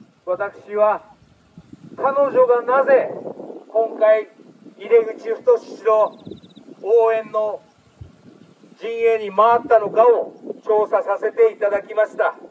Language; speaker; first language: Japanese; native; Japanese